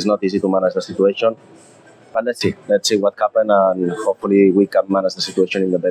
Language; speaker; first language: English; non-native, fluent; Spanish